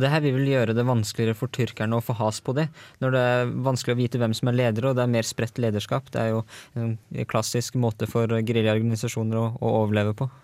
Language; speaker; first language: Norwegian; native; Norwegian